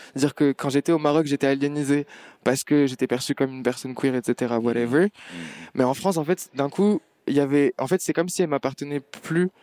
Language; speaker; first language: French; non-native, local second language; Arabic